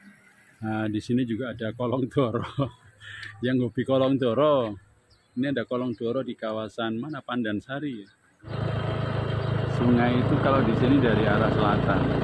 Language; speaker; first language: Indonesian; non-native, local second language; Javanese